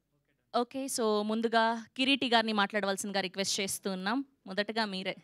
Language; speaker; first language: Telugu; native; Telugu